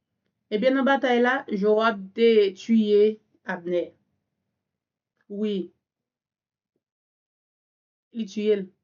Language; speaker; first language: French; non-native, learner; Haitian Creole